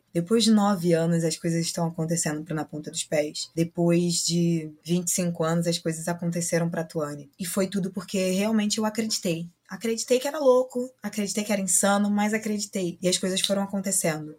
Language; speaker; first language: Portuguese; native; Portuguese